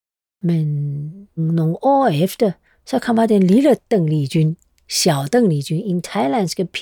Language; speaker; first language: Danish; non-native, fluent; Chinese